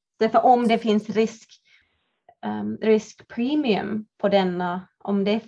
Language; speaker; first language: Swedish; non-native, fluent; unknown